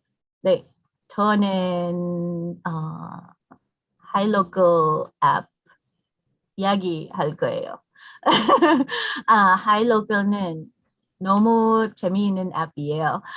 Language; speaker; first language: Korean; non-native, learner; English